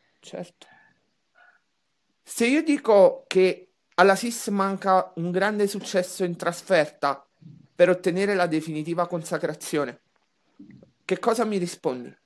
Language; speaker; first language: Italian; native; Italian